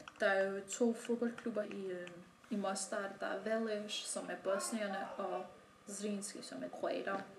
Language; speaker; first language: Danish; early bilingual, other home language; Bosnian